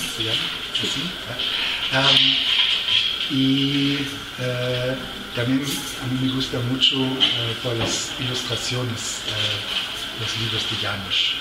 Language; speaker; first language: Spanish; non-native, fluent; German